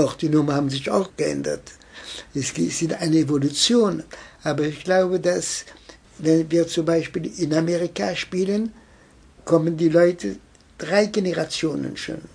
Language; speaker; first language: German; non-native, fluent; French